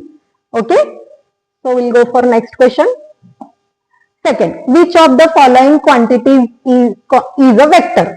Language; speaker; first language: English; non-native, local second language; Marathi